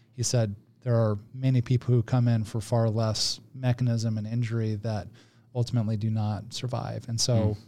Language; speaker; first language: English; native; English